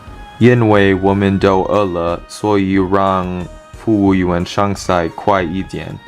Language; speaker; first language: Chinese; non-native, learner; English